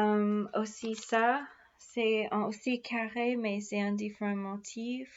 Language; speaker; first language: French; non-native, fluent; English